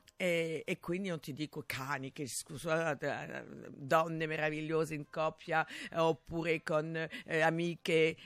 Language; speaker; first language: Italian; non-native, fluent; French